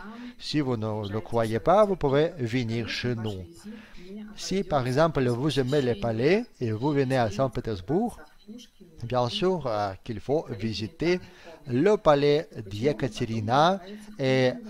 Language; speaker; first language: French; non-native, fluent; Russian